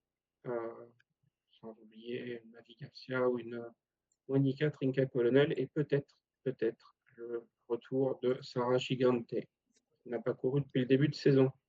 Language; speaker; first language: French; native; French